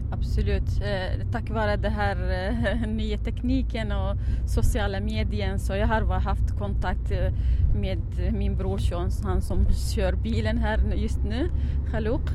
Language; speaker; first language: Swedish; non-native, fluent; Arabic